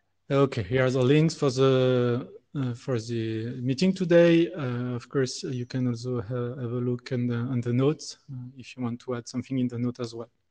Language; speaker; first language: English; non-native, fluent; French